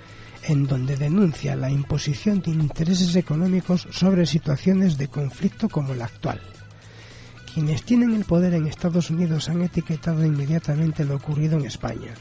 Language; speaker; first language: Spanish; native; Spanish